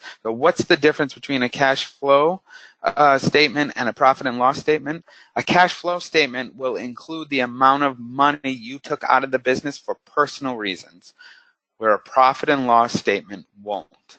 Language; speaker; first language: English; native; English